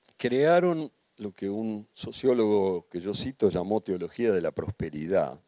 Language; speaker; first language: Spanish; native; Spanish